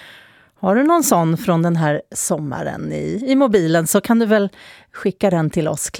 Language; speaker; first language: Swedish; native; Swedish